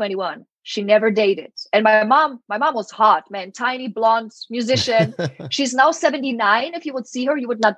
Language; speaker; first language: English; non-native, fluent; German